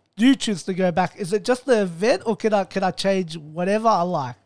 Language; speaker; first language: English; native; English